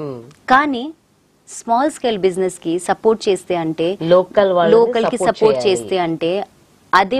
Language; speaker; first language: Telugu; non-native, local second language; Hindi